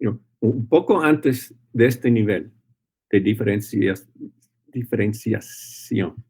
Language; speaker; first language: Spanish; non-native, fluent; English